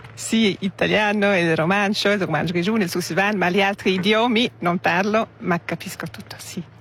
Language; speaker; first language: Italian; non-native, local second language; Romansh